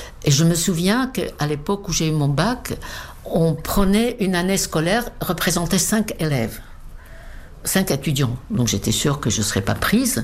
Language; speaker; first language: French; non-native, fluent; Czech